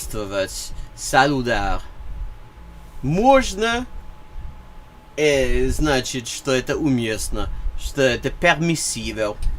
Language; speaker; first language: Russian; non-native, learner; English